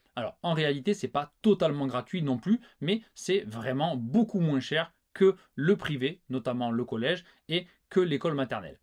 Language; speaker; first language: French; native; French